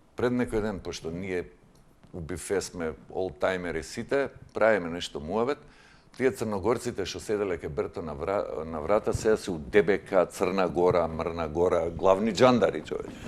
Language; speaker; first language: Macedonian; native; Macedonian